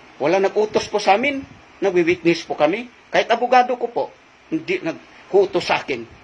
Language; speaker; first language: Filipino; non-native, local second language; Cebuano